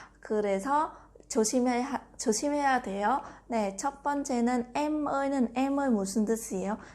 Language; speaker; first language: Korean; non-native, fluent; Vietnamese